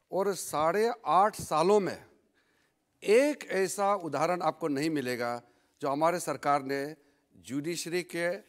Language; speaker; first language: Hindi; non-native, local second language; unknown